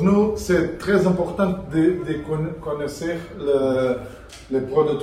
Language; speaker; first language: French; non-native, learner; Portuguese